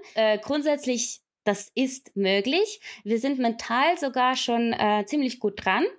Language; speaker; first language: German; non-native, fluent; Ukrainian